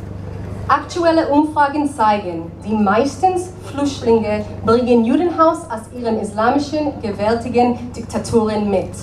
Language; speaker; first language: German; non-native, learner; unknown